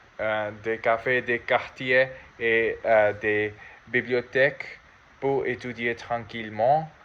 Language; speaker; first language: French; non-native, learner; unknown